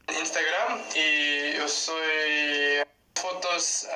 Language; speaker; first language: Spanish; non-native, learner; English